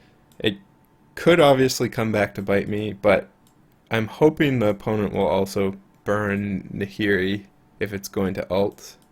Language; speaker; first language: English; native; English